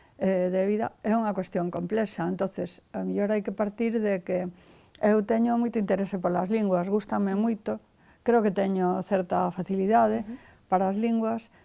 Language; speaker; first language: Galician; non-native, local second language; Spanish